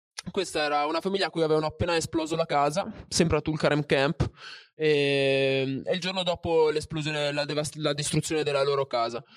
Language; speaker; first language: Italian; native; Italian